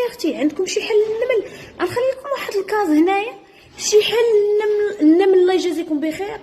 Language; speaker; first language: Arabic; native; Arabic